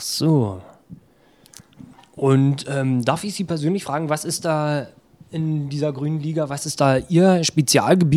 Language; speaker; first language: German; native; German